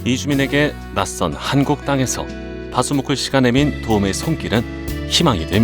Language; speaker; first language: Korean; native; Korean